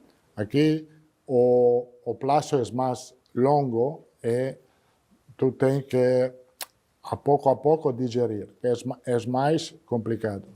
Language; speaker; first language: Portuguese; non-native, fluent; Italian